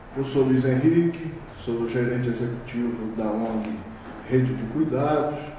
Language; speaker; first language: Portuguese; native; Portuguese